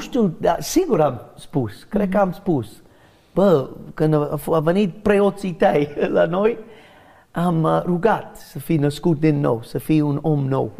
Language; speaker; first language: Romanian; non-native, learner; English